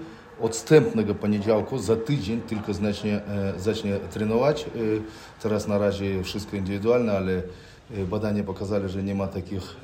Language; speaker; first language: Polish; non-native, fluent; Ukrainian